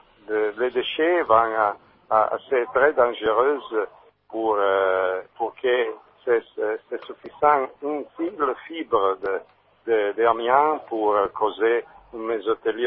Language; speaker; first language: French; non-native, learner; Italian